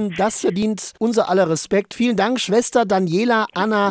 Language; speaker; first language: German; native; German